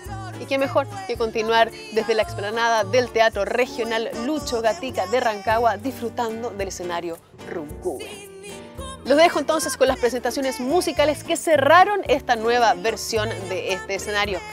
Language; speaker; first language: Spanish; native; Spanish